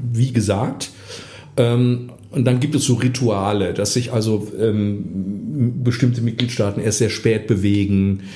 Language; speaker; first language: German; native; German